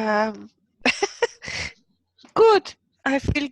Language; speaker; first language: English; non-native, fluent; German